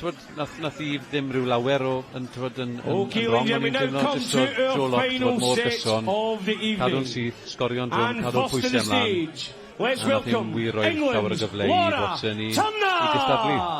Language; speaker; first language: Welsh; native; Welsh